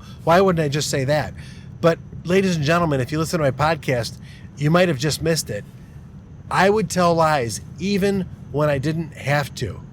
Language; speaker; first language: English; native; English